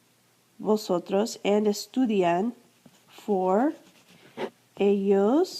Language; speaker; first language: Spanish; non-native, fluent; English